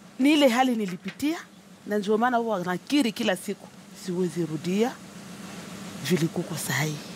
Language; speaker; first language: Swahili; native; Swahili